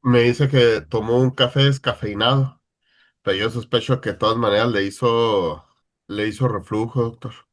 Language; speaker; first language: Spanish; native; Spanish